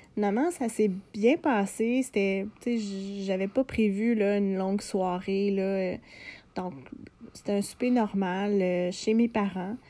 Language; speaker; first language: French; native; French